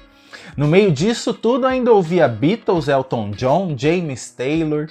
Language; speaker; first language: Portuguese; native; Portuguese